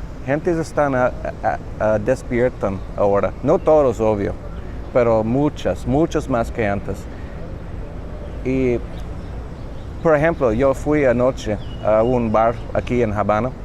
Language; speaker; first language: Spanish; non-native, learner; English